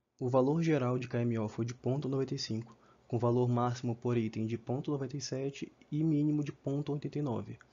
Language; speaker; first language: Portuguese; native; Portuguese